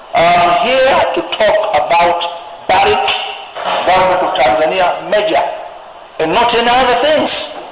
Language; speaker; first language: English; non-native, local second language; Swahili